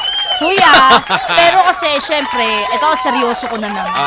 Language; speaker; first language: Filipino; native; Filipino